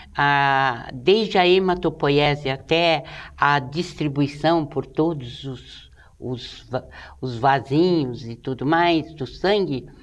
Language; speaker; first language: Portuguese; native; Portuguese